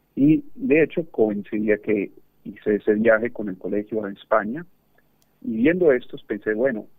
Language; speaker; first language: Spanish; early bilingual, heritage; Spanish